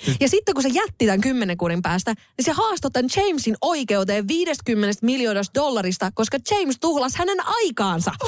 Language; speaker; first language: Finnish; native; Finnish